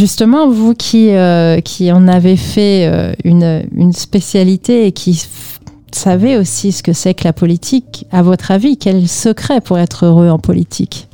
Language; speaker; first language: French; native; French